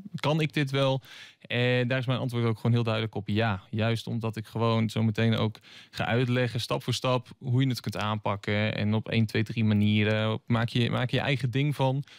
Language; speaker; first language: Dutch; native; Dutch